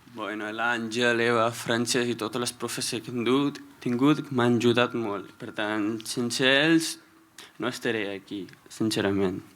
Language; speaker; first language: Catalan; non-native, fluent; Punjabi